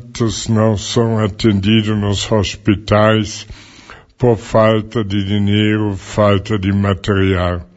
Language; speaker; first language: Portuguese; non-native, fluent; German